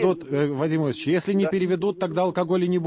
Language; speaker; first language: Russian; native; Russian